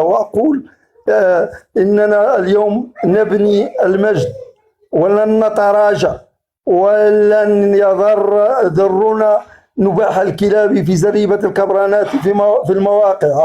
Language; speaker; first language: Arabic; native; Arabic